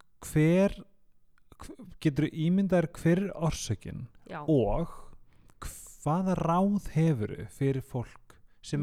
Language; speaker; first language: Icelandic; native; Icelandic